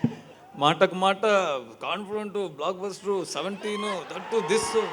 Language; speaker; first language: Telugu; non-native, learner; Tamil